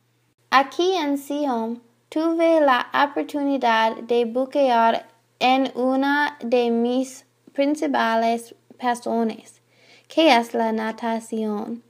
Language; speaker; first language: Spanish; non-native, learner; English